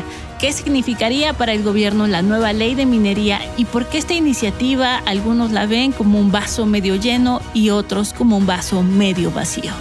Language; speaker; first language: Spanish; native; Spanish